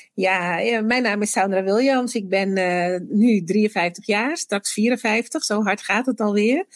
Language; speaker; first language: Dutch; early bilingual, other home language; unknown